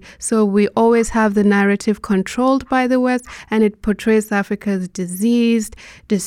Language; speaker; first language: English; non-native, local second language; Hausa